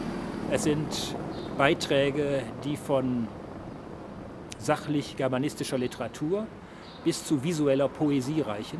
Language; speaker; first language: German; native; German